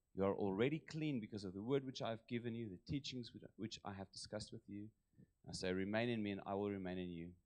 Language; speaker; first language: English; non-native, local second language; Afrikaans